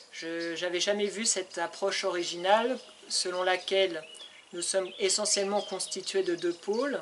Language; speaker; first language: French; native; French